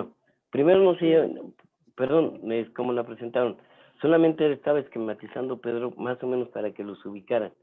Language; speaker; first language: Spanish; native; Spanish